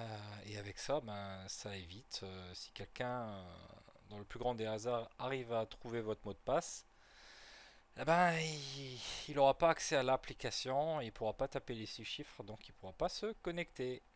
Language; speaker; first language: French; native; French